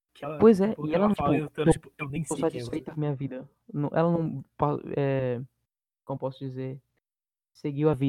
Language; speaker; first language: Portuguese; native; Portuguese